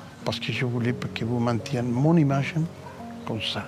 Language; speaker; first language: French; non-native, fluent; Spanish